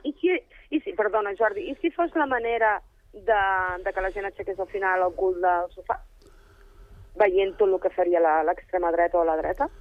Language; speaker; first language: Catalan; native; Catalan